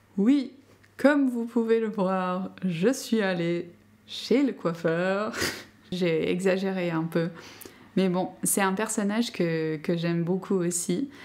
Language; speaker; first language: French; non-native, fluent; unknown